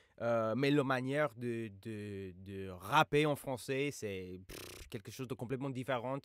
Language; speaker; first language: French; non-native, fluent; English